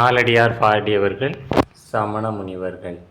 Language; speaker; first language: Tamil; native; Tamil